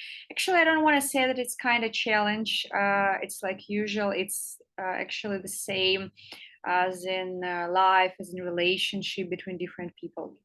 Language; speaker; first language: English; non-native, fluent; Russian